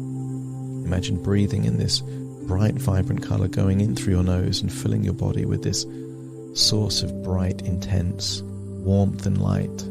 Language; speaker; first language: English; native; English